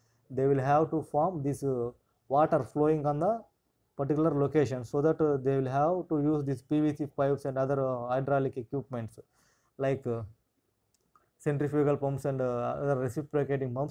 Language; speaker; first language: English; non-native, local second language; Telugu